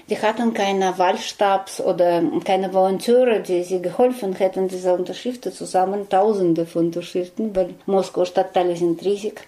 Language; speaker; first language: German; non-native, fluent; Russian